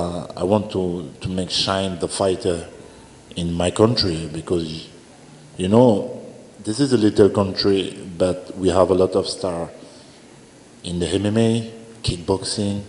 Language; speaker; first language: English; non-native, learner; French